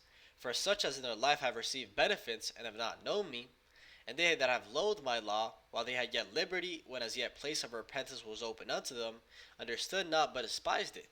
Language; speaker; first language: English; native; English